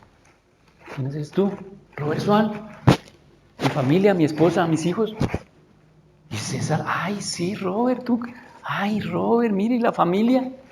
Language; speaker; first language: Spanish; native; Spanish